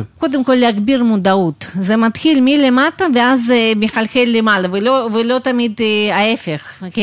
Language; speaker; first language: Hebrew; non-native, fluent; Russian